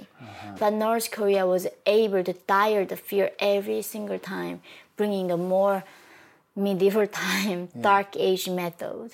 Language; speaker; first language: English; non-native, fluent; Korean